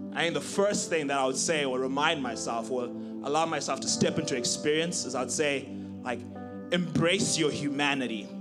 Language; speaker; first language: English; non-native, local second language; Shona